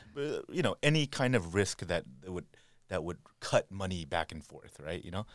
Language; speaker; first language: English; native; English